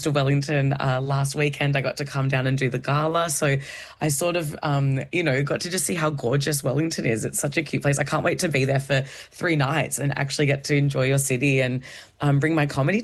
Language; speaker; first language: English; native; English